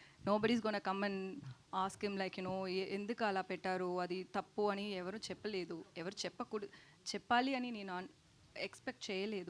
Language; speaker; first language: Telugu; non-native, learner; Tamil